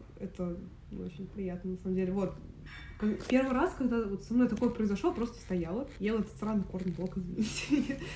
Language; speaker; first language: Russian; native; Russian